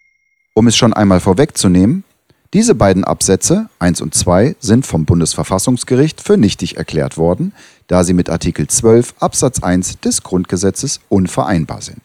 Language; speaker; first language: German; native; German